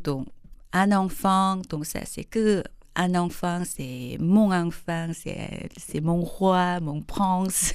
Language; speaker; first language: French; non-native, fluent; Korean